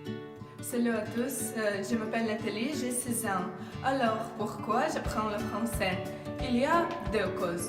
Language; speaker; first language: French; non-native, learner; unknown